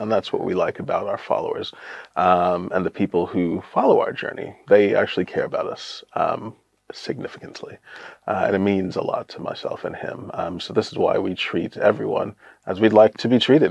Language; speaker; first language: English; native; English